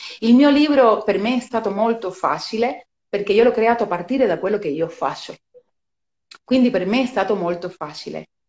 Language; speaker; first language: Italian; non-native, fluent; Spanish